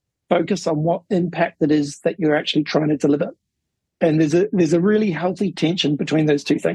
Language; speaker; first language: English; native; English